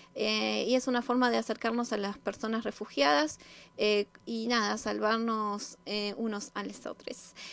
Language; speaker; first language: Spanish; native; Spanish